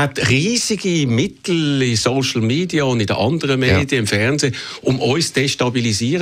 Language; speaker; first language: German; native; German